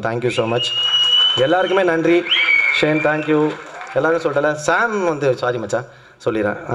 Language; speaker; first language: Tamil; native; Tamil